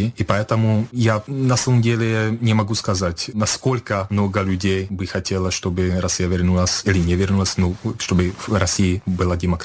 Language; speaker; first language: Russian; non-native, fluent; Czech